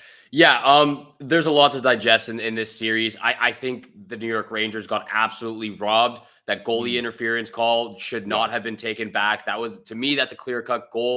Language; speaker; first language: English; native; English